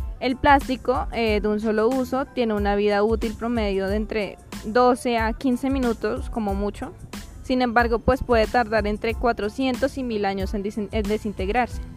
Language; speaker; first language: Spanish; native; Spanish